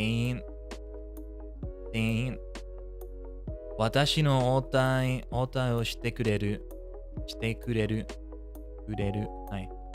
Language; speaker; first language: Japanese; non-native, learner; English